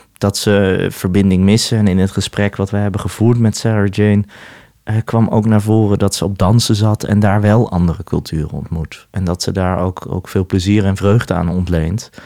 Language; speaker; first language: Dutch; native; Dutch